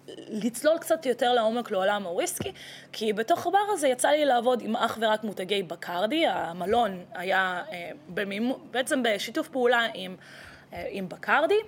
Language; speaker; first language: Hebrew; early bilingual, other home language; Russian